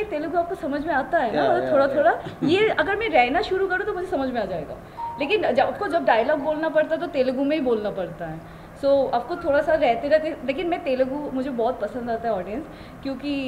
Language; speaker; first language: Hindi; non-native, local second language; Bangla